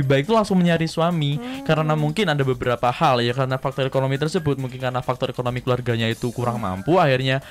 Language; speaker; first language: Indonesian; native; Indonesian